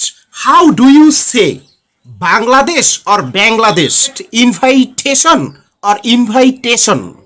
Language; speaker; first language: English; non-native, learner; Bangla